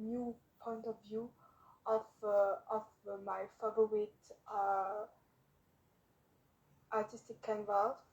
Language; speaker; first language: English; non-native, learner; French